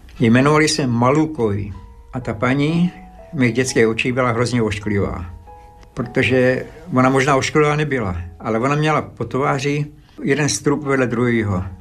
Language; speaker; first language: Czech; early bilingual, other home language; Slovak